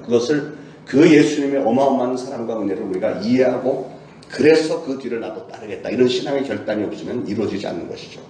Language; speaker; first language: Korean; native; Korean